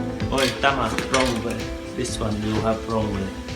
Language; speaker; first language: English; non-native, learner; Finnish